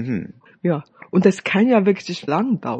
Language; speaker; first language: German; non-native, fluent; Chinese